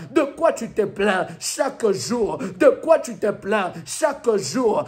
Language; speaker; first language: French; non-native, local second language; Lingala